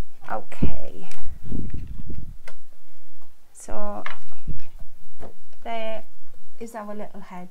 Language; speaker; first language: English; native; English